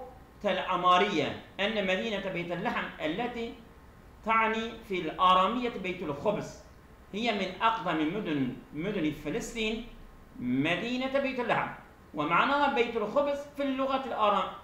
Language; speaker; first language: Arabic; non-native, fluent; Turkish